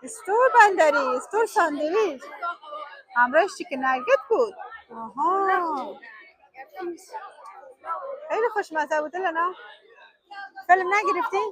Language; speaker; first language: Persian; native; Persian